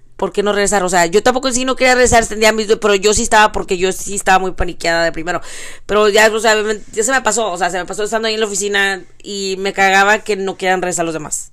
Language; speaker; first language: Spanish; native; Spanish